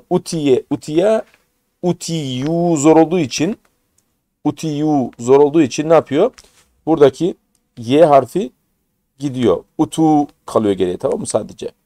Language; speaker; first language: Turkish; native; Turkish